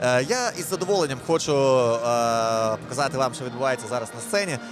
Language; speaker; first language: Ukrainian; native; Ukrainian